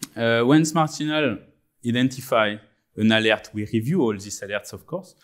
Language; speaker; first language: English; non-native, fluent; French